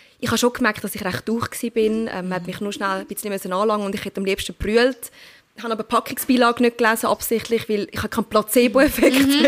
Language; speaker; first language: German; early bilingual, other home language; Turkish